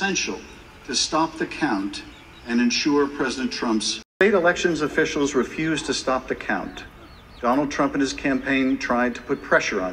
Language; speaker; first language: English; native; English